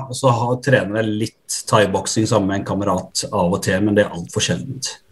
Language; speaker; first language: Norwegian; early bilingual, other home language; Arabic